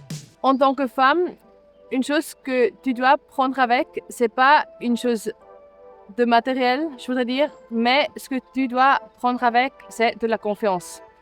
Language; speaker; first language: French; non-native, local second language; German